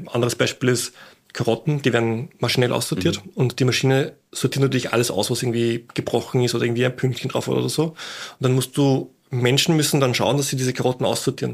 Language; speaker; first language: German; native; German